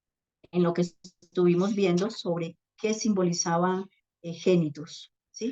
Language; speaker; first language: Spanish; native; Spanish